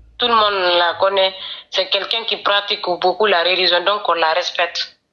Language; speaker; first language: French; non-native, local second language; Fula